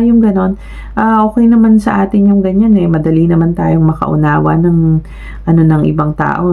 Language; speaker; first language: Filipino; native; Filipino